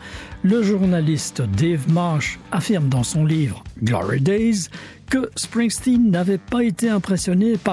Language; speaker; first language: French; native; French